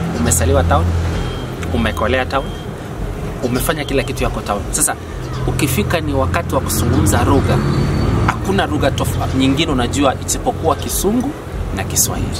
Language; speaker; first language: Swahili; native; Swahili